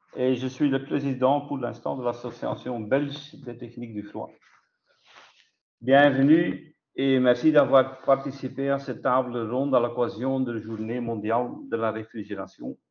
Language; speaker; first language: French; non-native, local second language; Dutch